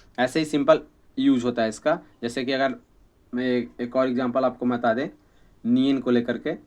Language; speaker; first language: Hindi; native; Hindi